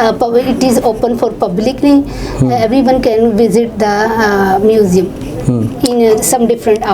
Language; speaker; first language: English; non-native, learner; Urdu